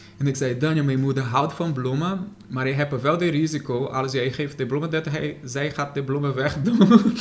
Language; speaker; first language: Dutch; non-native, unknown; Portuguese